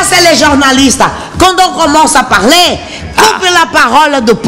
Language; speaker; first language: French; non-native, fluent; Portuguese